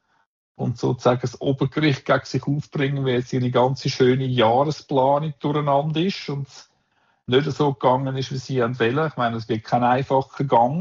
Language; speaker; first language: German; native; German